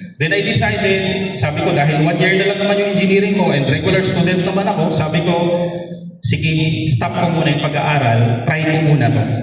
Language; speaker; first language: Filipino; non-native, local second language; Bikol